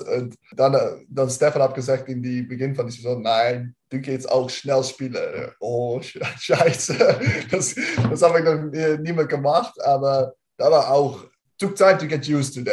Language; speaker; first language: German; non-native, learner; Dutch